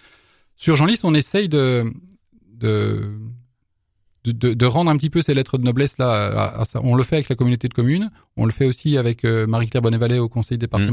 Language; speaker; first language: French; native; French